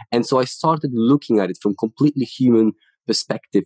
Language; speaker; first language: English; non-native, fluent; Polish